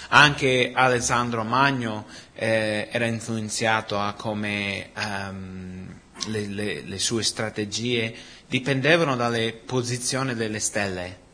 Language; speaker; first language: Italian; non-native, fluent; Spanish